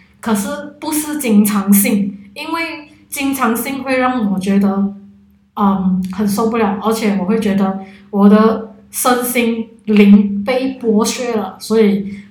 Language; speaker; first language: Chinese; non-native, local second language; Cantonese